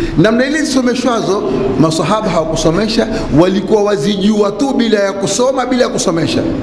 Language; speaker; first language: Swahili; native; Swahili